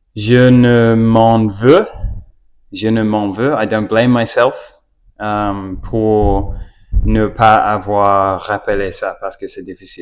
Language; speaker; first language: French; non-native, learner; English